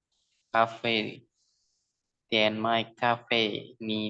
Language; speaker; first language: Chinese; non-native, learner; Indonesian